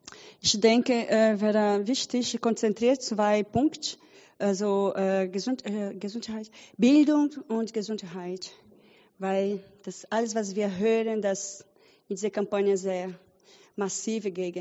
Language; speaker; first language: German; non-native, learner; Portuguese